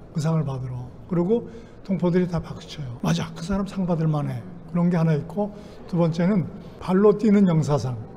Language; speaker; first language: Korean; native; Korean